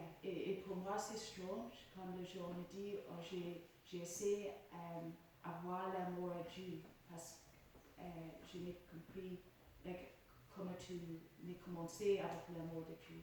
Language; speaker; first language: French; non-native, learner; English